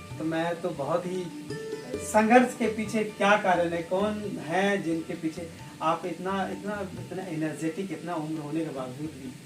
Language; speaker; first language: Hindi; native; Hindi